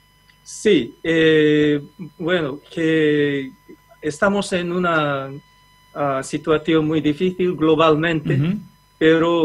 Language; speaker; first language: Spanish; non-native, fluent; Japanese